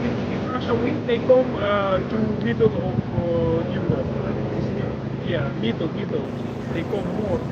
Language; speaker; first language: English; non-native, learner; Ukrainian